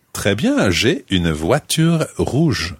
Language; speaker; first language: French; non-native, fluent; English